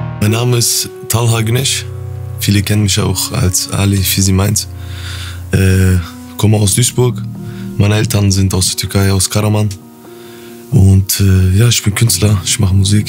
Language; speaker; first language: German; early bilingual, other home language; Turkish